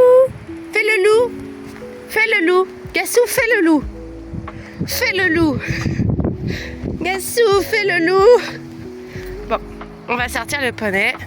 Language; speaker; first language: French; native; French